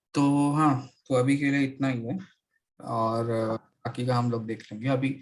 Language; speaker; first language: Hindi; non-native, local second language; Marathi